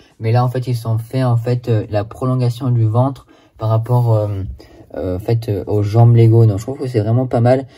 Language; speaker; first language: French; native; French